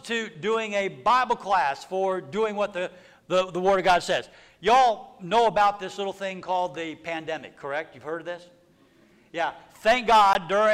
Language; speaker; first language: English; native; English